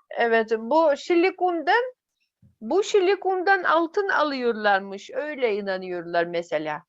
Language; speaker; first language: Turkish; non-native, fluent; Yakut